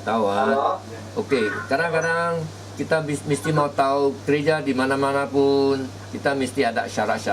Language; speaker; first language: Malay; native; Malay